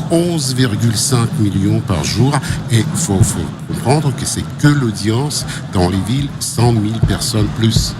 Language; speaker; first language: French; non-native, fluent; Russian